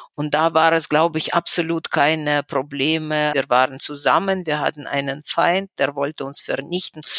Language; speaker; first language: German; non-native, fluent; Russian